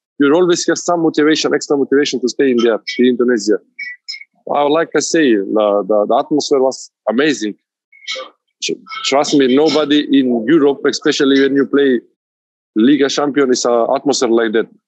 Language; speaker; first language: English; non-native, fluent; Macedonian